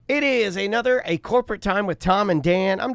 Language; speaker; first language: English; native; English